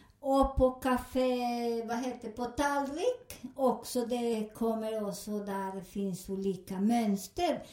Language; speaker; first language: Swedish; non-native, learner; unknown